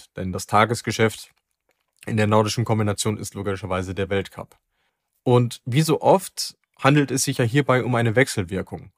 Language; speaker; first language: German; native; German